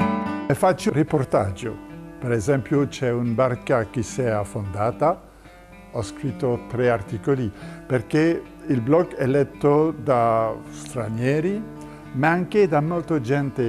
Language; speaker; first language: Italian; non-native, fluent; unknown